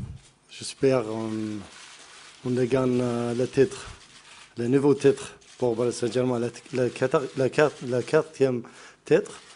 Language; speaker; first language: French; non-native, learner; Arabic